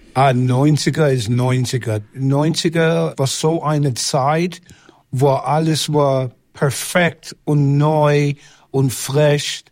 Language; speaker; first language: German; non-native, learner; English